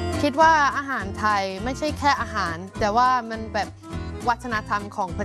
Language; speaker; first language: Thai; non-native, fluent; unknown